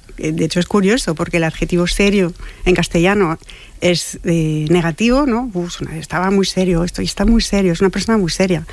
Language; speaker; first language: Spanish; non-native, fluent; French